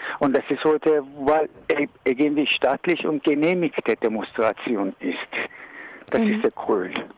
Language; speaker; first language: German; non-native, learner; Persian